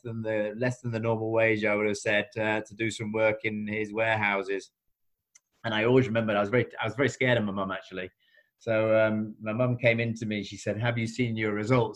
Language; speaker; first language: English; native; English